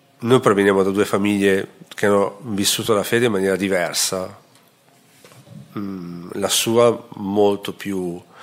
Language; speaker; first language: Italian; native; Italian